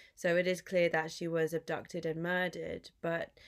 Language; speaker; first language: English; native; English